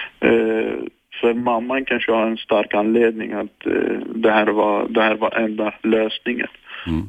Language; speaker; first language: Swedish; non-native, fluent; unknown